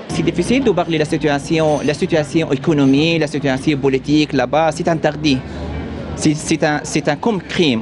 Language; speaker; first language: French; non-native, learner; Arabic